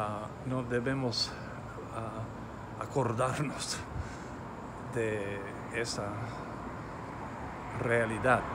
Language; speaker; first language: Spanish; non-native, fluent; English